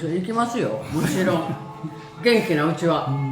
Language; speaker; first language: Japanese; native; Japanese